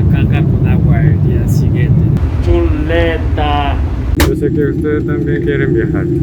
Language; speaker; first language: Spanish; non-native, fluent; Korean